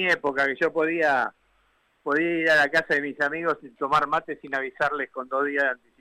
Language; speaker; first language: Spanish; native; Spanish